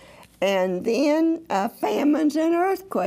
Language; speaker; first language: English; native; English